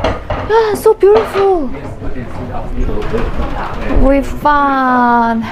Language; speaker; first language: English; non-native, learner; Korean